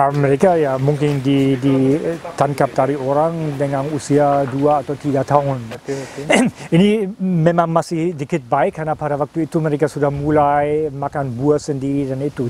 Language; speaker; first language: Indonesian; non-native, fluent; German